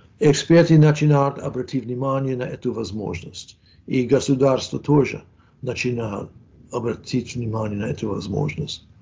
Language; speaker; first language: Russian; non-native, fluent; English